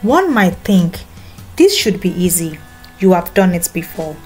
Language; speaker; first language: English; non-native, local second language; Yoruba